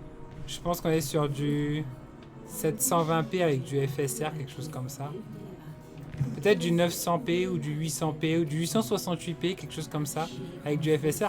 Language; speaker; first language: French; native; French